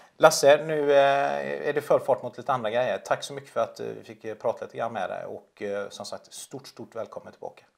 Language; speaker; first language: Swedish; native; Swedish